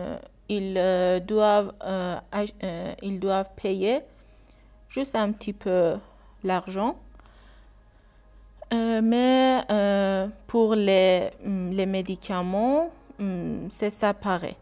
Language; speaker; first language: French; non-native, learner; Persian